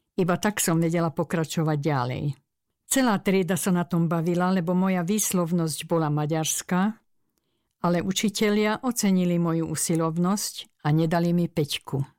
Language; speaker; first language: Slovak; early bilingual, other home language; Hungarian